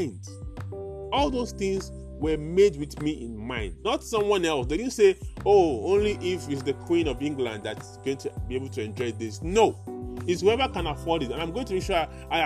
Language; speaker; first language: English; non-native, local second language; Yoruba